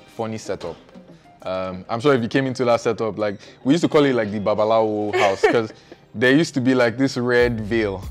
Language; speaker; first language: English; non-native, local second language; Yoruba